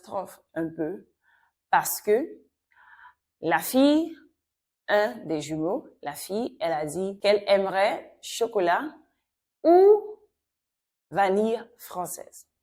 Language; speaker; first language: French; non-native, fluent; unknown